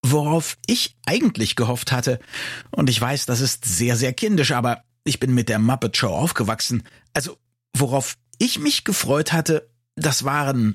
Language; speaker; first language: German; native; German